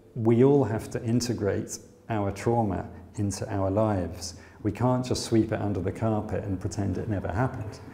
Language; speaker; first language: English; native; English